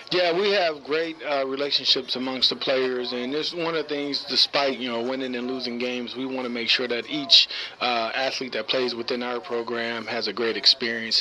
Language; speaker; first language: English; native; English